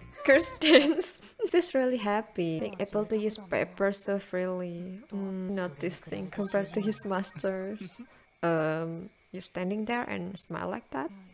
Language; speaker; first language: English; non-native, learner; Indonesian